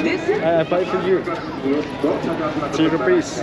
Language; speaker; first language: English; non-native, learner; Vietnamese